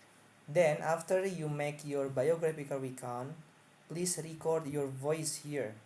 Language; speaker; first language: English; non-native, fluent; Indonesian